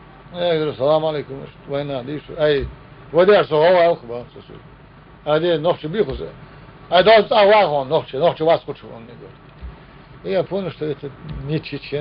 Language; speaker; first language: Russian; non-native, local second language; Chechen